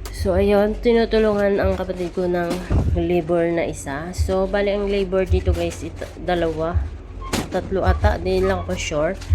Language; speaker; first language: Filipino; non-native, local second language; Cebuano